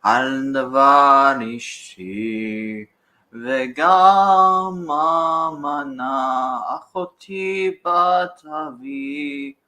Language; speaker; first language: Hebrew; non-native, learner; English